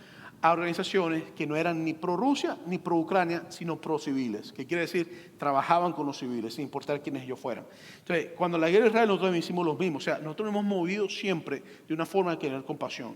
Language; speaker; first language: Spanish; native; Spanish